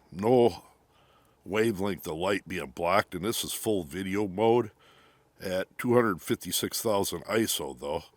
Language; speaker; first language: English; native; English